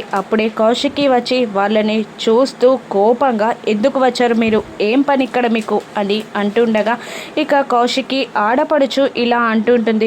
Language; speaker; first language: Telugu; native; Telugu